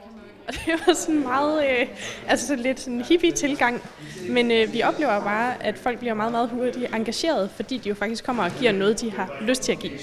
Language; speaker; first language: Danish; native; Danish